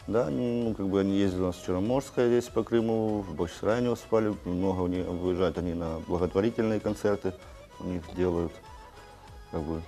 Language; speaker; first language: Russian; native; Russian